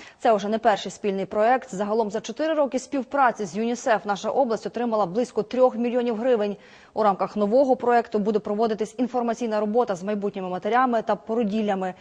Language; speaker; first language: Ukrainian; native; Ukrainian